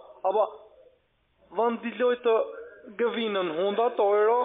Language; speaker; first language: German; non-native, learner; Albanian